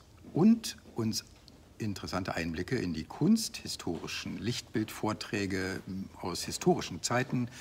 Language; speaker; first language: German; native; German